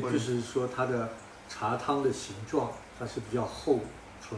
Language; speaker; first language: Chinese; native; Chinese